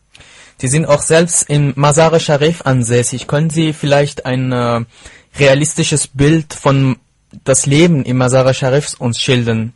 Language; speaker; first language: German; non-native, fluent; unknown